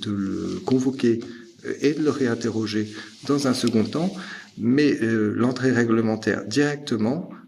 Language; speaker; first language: French; native; French